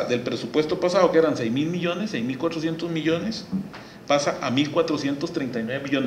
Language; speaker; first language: Spanish; native; Spanish